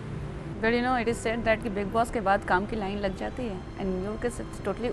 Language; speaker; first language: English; non-native, local second language; Hindi